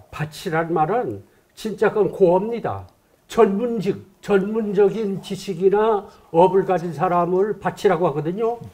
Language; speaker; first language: Korean; native; Korean